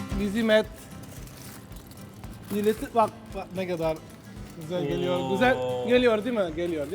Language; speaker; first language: Turkish; non-native, learner; Italian